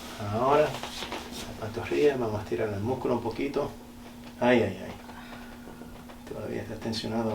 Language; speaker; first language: Spanish; early bilingual, heritage; Spanish